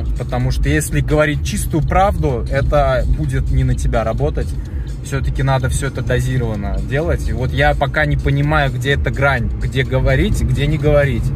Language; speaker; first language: Russian; native; Russian